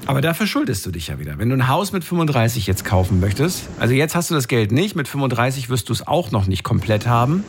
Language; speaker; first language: German; native; German